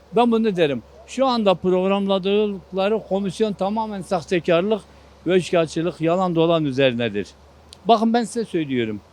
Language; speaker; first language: Turkish; non-native, local second language; Kurdish